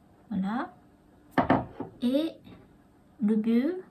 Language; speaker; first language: French; non-native, learner; Japanese